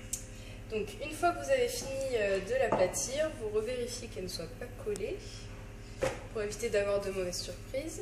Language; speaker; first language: French; native; French